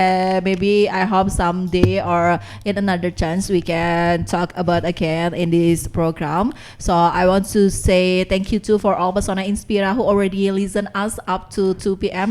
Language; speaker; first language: English; non-native, learner; Indonesian